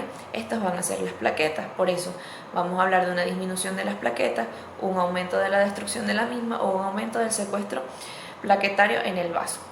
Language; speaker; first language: Spanish; native; Spanish